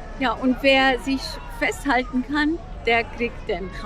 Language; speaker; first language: German; non-native, fluent; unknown